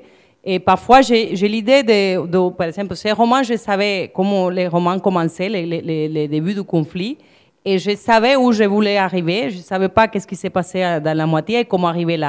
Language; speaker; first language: French; non-native, fluent; Spanish